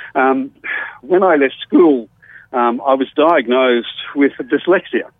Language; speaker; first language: English; native; English